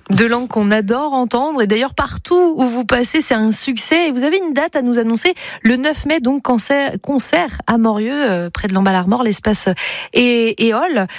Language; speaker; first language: French; native; French